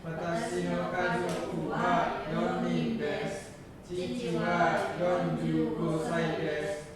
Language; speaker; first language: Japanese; non-native, learner; Indonesian